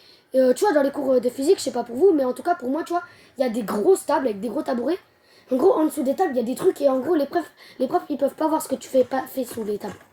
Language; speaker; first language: French; native; French